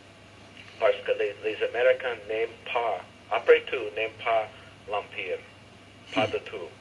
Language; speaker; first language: French; non-native, fluent; English